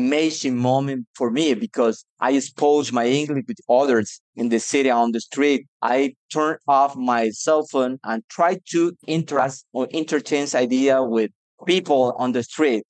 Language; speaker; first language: English; non-native, learner; Spanish